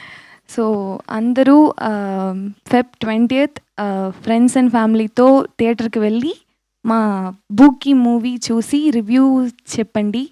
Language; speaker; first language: Telugu; early bilingual, heritage; Tamil